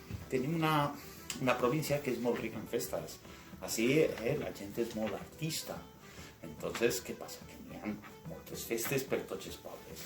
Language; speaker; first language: Catalan; native; Catalan